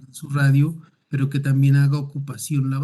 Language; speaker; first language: Spanish; native; Spanish